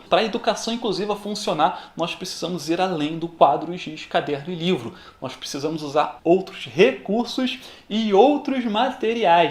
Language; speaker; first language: Portuguese; native; Portuguese